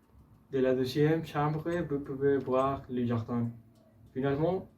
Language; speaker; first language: French; non-native, learner; Spanish